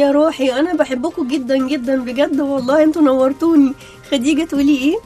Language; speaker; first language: Arabic; native; Arabic